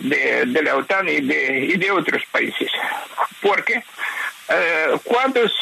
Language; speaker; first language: Spanish; non-native, fluent; Ukrainian